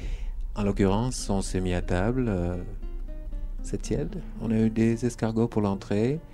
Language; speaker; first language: French; native; French